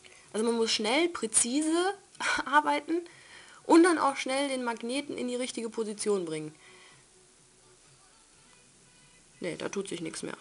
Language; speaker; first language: German; native; German